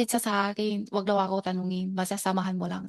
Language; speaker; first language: Filipino; non-native, learner; Chinese